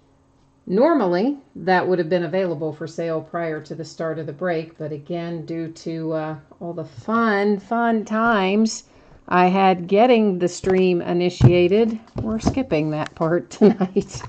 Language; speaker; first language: English; native; English